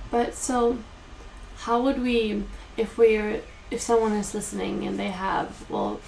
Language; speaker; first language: English; non-native, fluent; Swedish